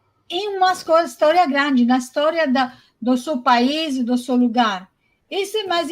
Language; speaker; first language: Portuguese; non-native, fluent; Italian